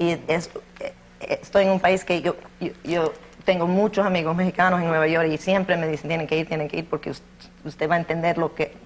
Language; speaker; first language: Spanish; early bilingual, heritage; Spanish